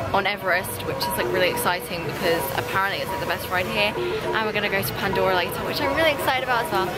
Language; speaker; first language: English; native; English